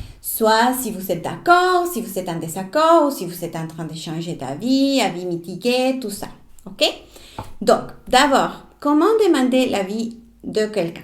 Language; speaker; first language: French; non-native, fluent; Spanish